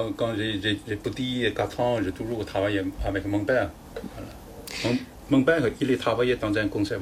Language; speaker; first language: French; non-native, learner; Chinese